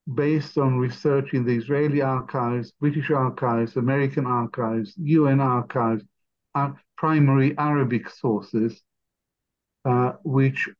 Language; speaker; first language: English; non-native, fluent; Arabic